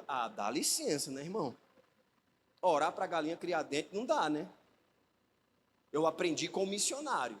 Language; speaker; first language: Portuguese; native; Portuguese